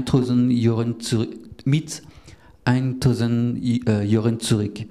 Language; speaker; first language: German; non-native, learner; French